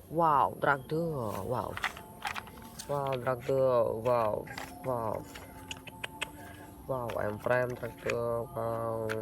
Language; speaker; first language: English; non-native, learner; Vietnamese